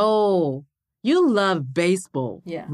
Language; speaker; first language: English; non-native, learner; Japanese